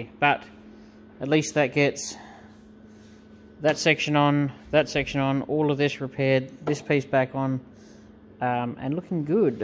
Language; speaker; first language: English; native; English